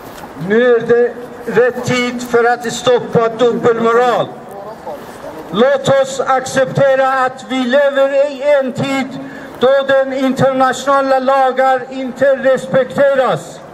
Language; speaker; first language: Swedish; non-native, fluent; Azerbaijani